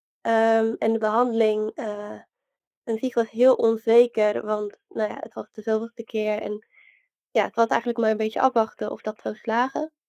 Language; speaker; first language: Dutch; native; Dutch